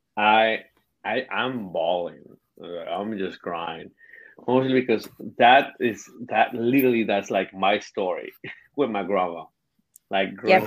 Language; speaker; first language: English; non-native, fluent; Spanish